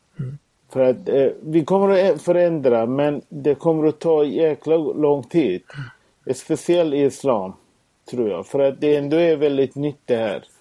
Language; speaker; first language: Swedish; non-native, fluent; Persian